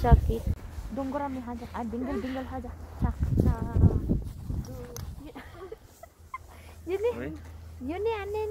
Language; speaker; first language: Korean; non-native, learner; Filipino